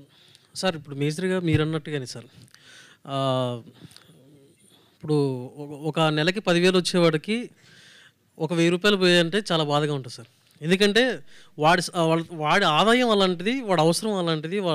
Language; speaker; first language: Telugu; native; Telugu